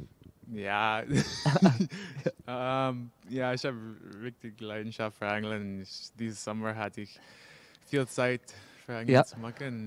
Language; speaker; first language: German; non-native, learner; English